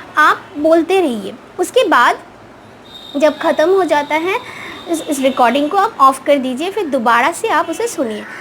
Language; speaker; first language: Hindi; non-native, local second language; Bangla